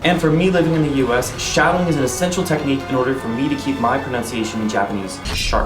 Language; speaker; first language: English; native; English